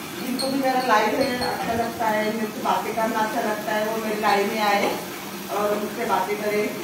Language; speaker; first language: Hindi; non-native, local second language; Marathi